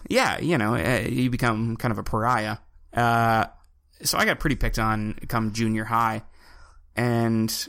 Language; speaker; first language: English; native; English